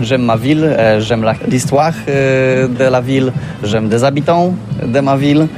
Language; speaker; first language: French; non-native, learner; Polish